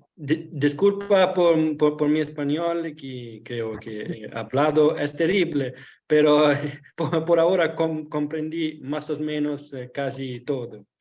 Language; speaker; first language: Spanish; non-native, learner; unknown